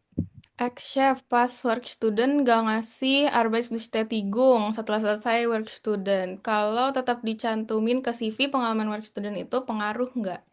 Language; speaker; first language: Indonesian; native; Indonesian